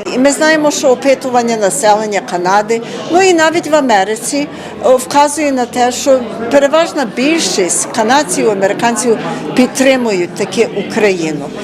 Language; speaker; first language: Ukrainian; early bilingual, heritage; Ukrainian